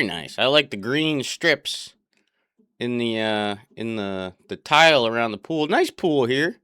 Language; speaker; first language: English; native; English